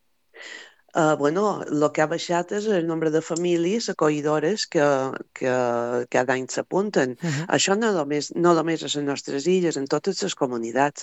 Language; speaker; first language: Catalan; native; Catalan